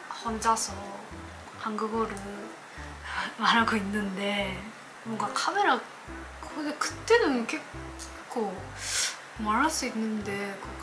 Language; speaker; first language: Korean; non-native, learner; Japanese